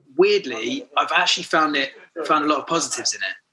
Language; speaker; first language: English; native; English